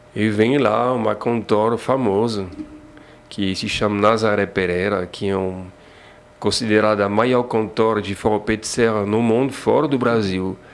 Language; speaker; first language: Portuguese; non-native, fluent; French